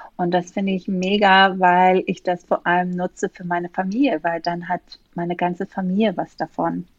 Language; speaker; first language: German; non-native, fluent; Greek